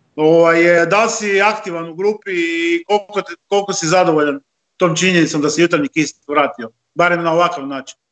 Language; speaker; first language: Croatian; native; Croatian